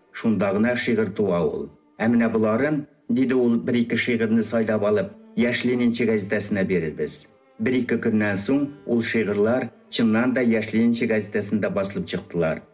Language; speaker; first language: Tatar; early bilingual, heritage; Tatar